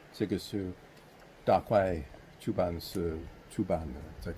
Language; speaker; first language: Chinese; non-native, fluent; English